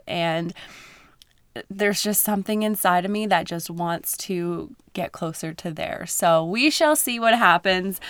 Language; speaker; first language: English; native; English